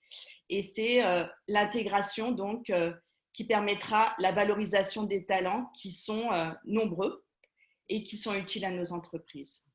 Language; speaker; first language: French; native; French